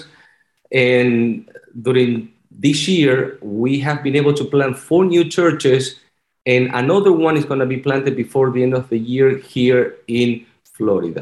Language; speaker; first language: English; non-native, fluent; Spanish